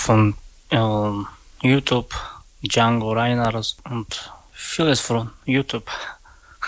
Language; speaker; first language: German; non-native, learner; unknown